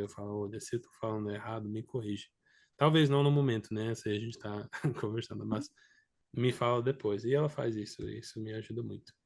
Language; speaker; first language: Portuguese; non-native, fluent; English